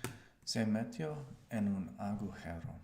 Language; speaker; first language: Spanish; non-native, learner; English